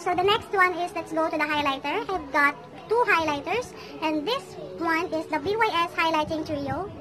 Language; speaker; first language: English; non-native, local second language; Filipino